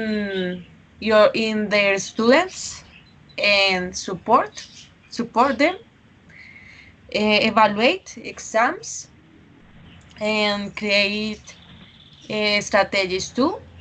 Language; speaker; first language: English; non-native, learner; Spanish